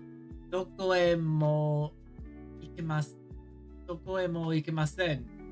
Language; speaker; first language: Japanese; non-native, learner; English